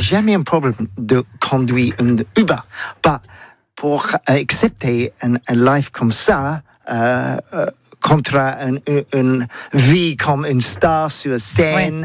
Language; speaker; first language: French; non-native, learner; English